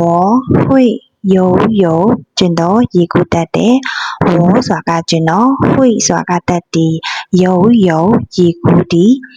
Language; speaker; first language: Chinese; non-native, fluent; Burmese